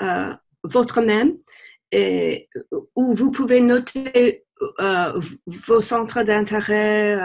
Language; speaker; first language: French; non-native, fluent; English